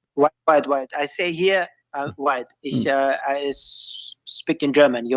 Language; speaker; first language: English; non-native, learner; German